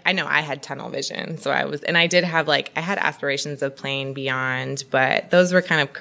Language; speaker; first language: English; native; English